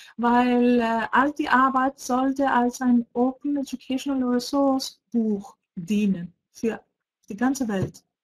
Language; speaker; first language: German; non-native, fluent; Greek